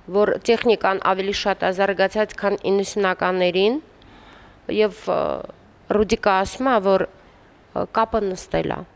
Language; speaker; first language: Armenian; native; Armenian